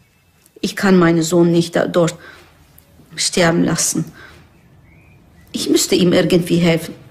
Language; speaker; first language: German; non-native, learner; Turkish